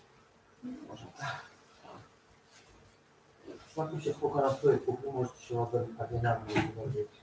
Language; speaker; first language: Russian; native; Russian